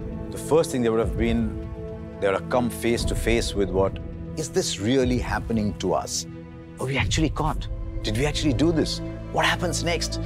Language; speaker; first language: English; non-native, local second language; Hindi